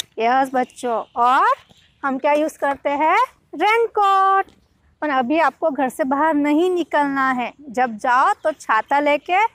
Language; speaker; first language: Hindi; non-native, local second language; Gujarati